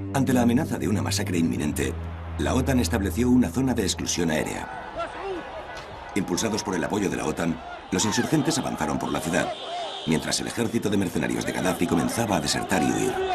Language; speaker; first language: Spanish; native; Spanish